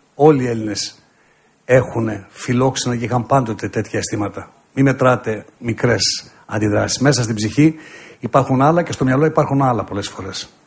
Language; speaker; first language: Greek; native; Greek